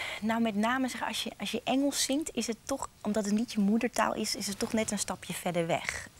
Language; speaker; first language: Dutch; native; Dutch